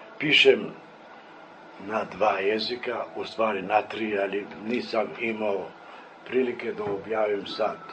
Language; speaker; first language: Serbian; non-native, local second language; Turkish